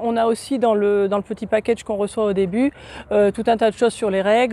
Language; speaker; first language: French; native; French